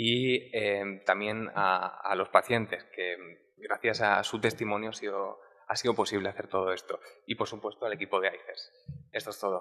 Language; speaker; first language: Spanish; native; Spanish